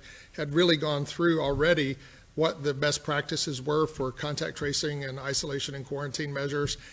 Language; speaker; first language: English; native; English